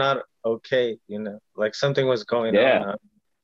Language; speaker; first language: English; early bilingual, other home language; Spanish